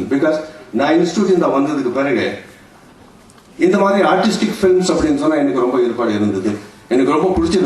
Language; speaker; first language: Tamil; non-native, fluent; Hindi